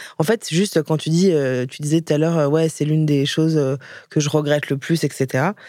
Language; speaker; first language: French; native; French